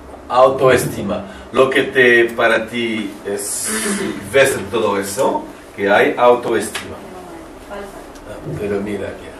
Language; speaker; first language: Spanish; non-native, learner; French